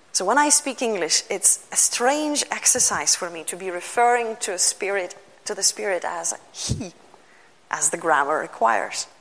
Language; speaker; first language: English; non-native, fluent; Lithuanian